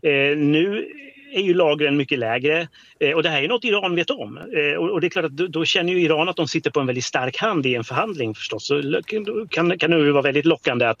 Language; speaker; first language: Swedish; native; Swedish